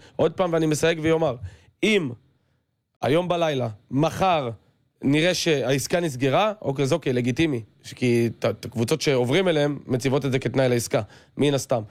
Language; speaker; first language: Hebrew; native; Hebrew